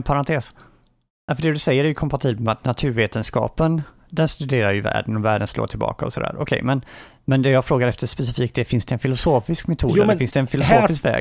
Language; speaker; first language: Swedish; native; Swedish